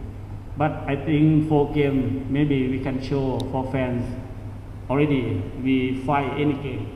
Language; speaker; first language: English; non-native, learner; Vietnamese